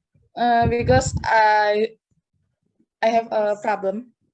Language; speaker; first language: English; non-native, learner; Indonesian